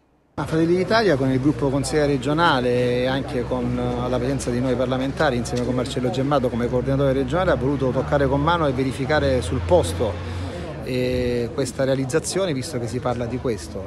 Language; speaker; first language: Italian; native; Italian